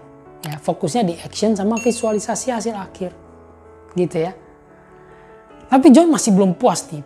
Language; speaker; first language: Indonesian; native; Indonesian